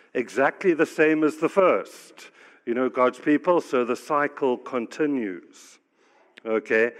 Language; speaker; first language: English; native; English